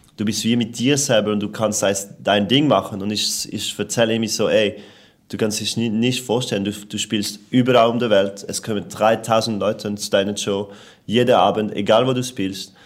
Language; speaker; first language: German; non-native, local second language; French